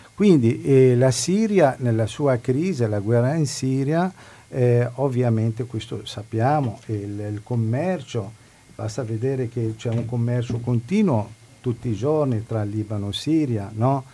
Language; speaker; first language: Italian; non-native, fluent; Arabic